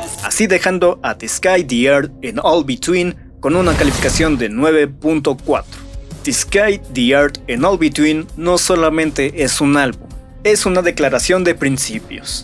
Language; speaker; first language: Spanish; native; Spanish